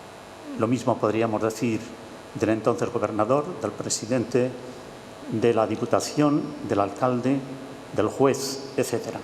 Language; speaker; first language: Spanish; native; Spanish